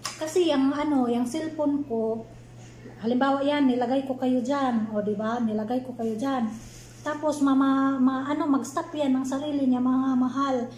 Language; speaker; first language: Filipino; non-native, local second language; Cebuano